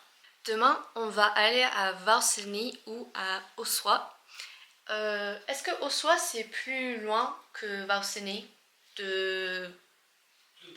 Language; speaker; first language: French; non-native, fluent; English